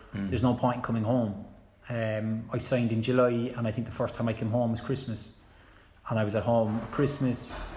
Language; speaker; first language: English; native; English